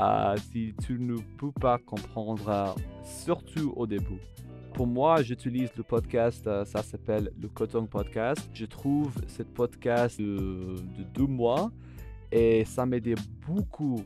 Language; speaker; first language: French; non-native, learner; English